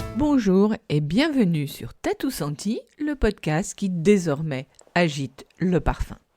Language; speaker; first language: French; non-native, fluent; English